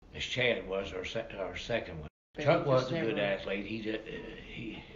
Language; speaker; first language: English; native; English